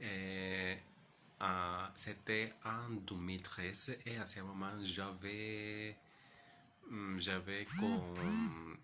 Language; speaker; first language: French; non-native, learner; Spanish